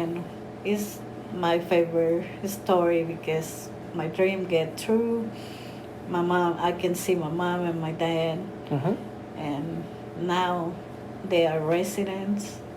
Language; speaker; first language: English; non-native, learner; Spanish